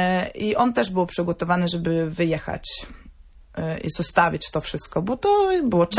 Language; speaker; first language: Polish; non-native, fluent; Norwegian